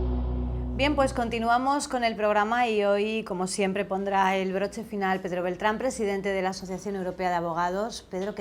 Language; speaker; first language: Spanish; native; Spanish